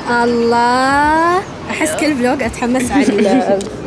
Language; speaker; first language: Arabic; early bilingual, heritage; Arabic